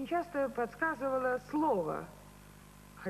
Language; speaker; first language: Russian; native; Russian